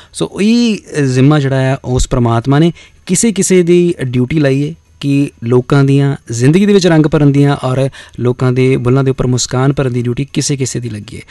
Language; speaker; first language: Punjabi; native; Punjabi